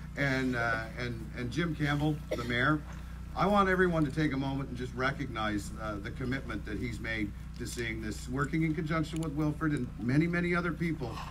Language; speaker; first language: English; native; English